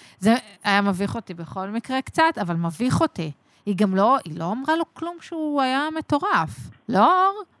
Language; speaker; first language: Hebrew; native; Hebrew